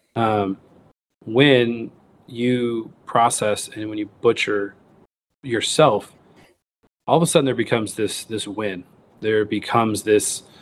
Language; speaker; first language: English; native; English